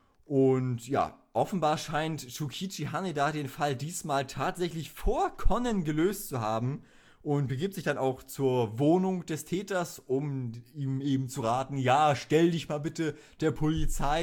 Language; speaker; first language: German; native; German